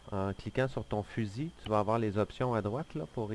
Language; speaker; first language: French; native; French